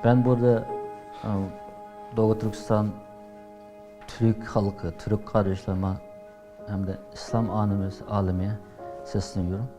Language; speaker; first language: Turkish; non-native, learner; Uyghur